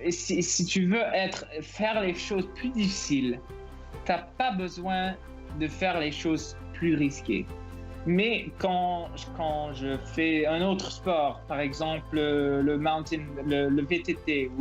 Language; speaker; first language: French; non-native, local second language; English